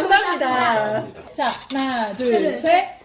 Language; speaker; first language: Korean; non-native, learner; Japanese